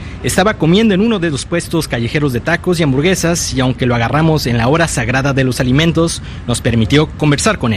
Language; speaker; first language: Spanish; native; Spanish